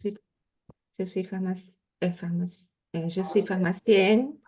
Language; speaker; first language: French; non-native, learner; Portuguese